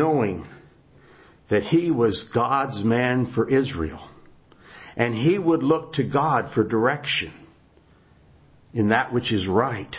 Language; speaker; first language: English; native; English